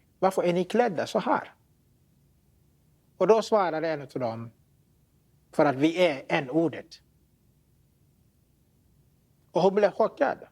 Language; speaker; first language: Swedish; non-native, fluent; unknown